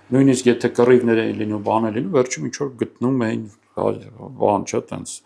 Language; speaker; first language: Armenian; native; Armenian